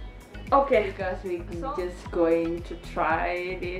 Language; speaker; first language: English; non-native, learner; Indonesian